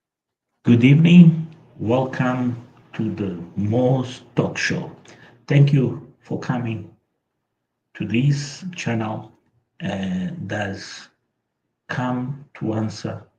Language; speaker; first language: English; non-native, local second language; Portuguese